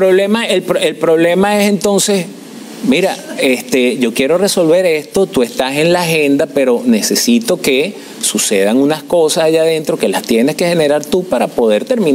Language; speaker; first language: Spanish; native; Spanish